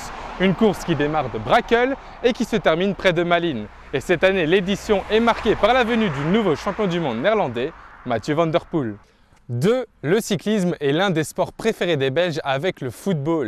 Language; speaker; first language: French; native; French